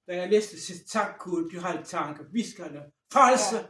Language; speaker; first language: Danish; non-native, fluent; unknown